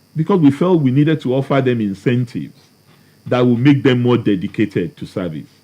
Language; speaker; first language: English; non-native, local second language; Yoruba